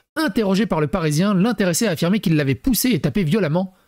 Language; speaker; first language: French; native; French